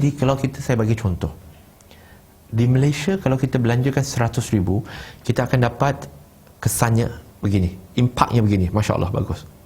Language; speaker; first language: Malay; non-native, local second language; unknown